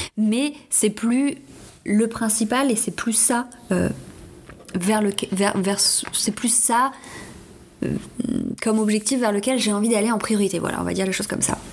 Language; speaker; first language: French; native; French